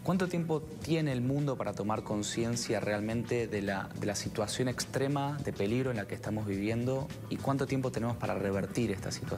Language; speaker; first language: Spanish; native; Spanish